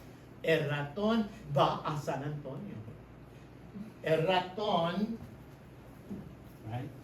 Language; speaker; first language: Spanish; non-native, fluent; English